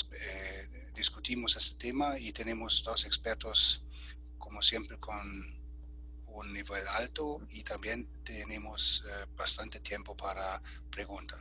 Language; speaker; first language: Spanish; non-native, fluent; German